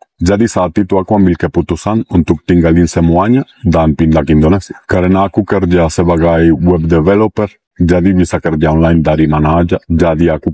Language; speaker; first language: Indonesian; non-native, fluent; Spanish